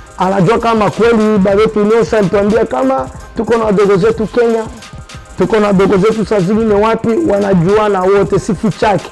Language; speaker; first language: Swahili; non-native, local second language; French